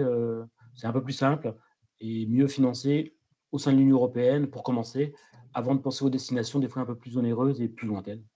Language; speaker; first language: French; native; French